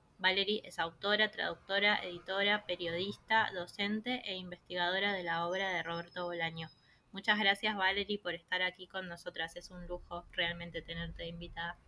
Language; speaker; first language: Spanish; native; Spanish